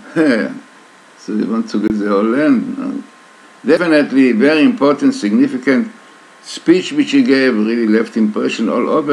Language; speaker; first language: English; non-native, fluent; Hebrew